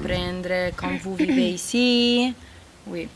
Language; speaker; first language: French; non-native, learner; Italian